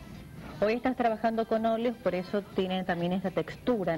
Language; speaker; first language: Spanish; native; Spanish